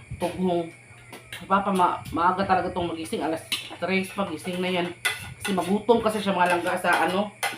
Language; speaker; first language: Filipino; non-native, local second language; Cebuano